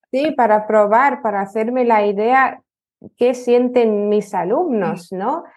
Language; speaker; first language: Spanish; non-native, fluent; Lithuanian